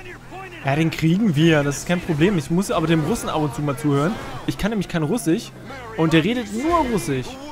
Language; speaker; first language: German; native; German